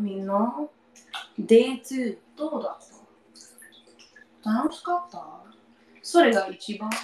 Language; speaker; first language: Japanese; non-native, learner; English